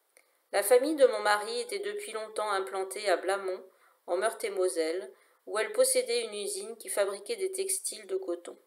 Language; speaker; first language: French; native; French